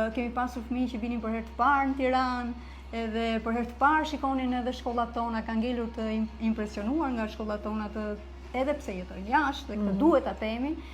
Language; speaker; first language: Albanian; native; Albanian